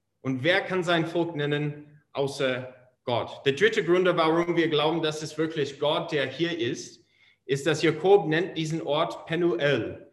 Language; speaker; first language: German; non-native, fluent; English